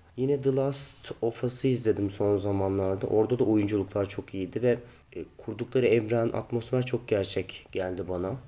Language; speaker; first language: Turkish; native; Turkish